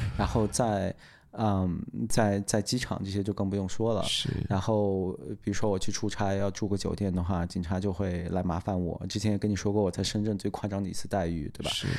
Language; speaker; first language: Chinese; non-native, local second language; Uyghur